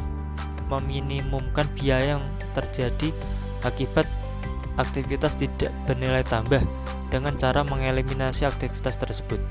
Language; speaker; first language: Indonesian; native; Indonesian